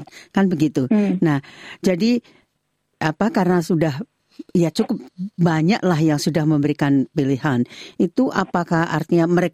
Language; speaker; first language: Indonesian; native; Indonesian